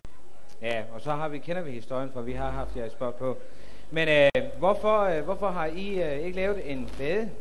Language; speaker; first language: Danish; native; Danish